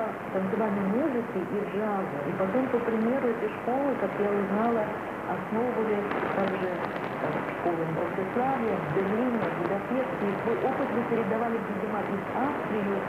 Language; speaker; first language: Russian; native; Russian